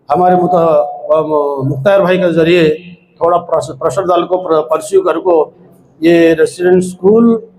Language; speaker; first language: Urdu; native; Urdu